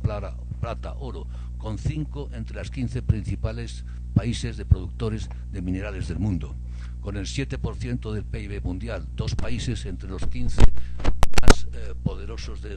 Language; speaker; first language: Spanish; native; Spanish